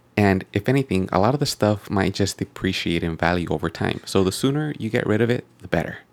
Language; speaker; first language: English; native; English